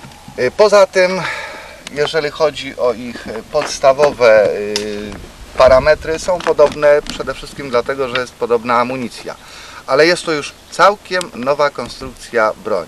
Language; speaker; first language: Polish; native; Polish